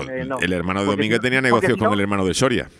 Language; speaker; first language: Spanish; native; Spanish